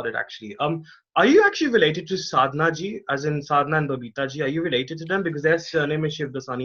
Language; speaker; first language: English; non-native, local second language; Hindi